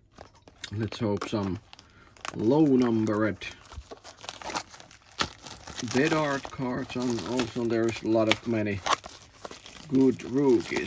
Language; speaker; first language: English; non-native, learner; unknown